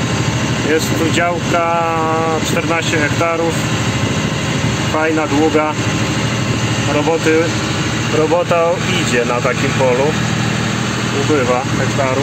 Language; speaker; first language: Polish; native; Polish